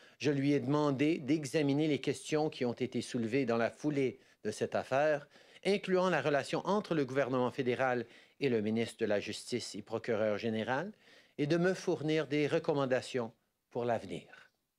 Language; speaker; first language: French; native; French